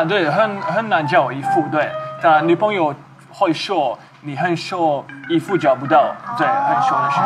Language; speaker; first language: Chinese; non-native, learner; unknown